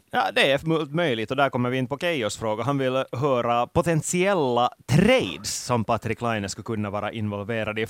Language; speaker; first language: Swedish; native; Swedish